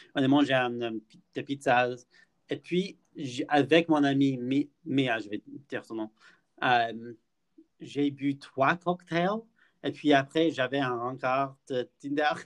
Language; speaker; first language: French; non-native, fluent; English